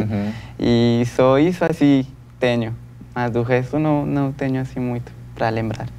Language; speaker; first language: Portuguese; non-native, learner; Spanish